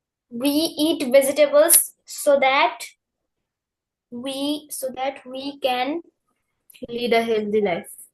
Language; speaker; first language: English; non-native, local second language; Bangla